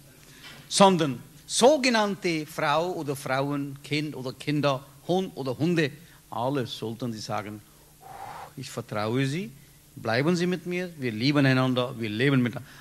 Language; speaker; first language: German; non-native, learner; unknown